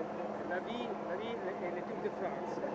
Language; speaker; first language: French; non-native, learner; Italian